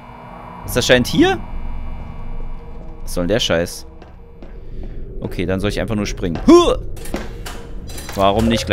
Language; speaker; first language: German; native; German